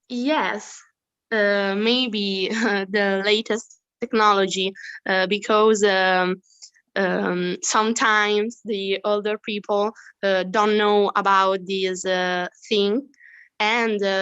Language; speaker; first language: English; non-native, fluent; Italian